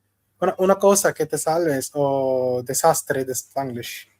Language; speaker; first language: Spanish; non-native, fluent; Hindi